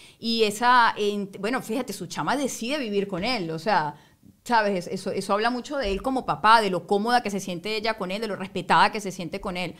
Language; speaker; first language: Spanish; native; Spanish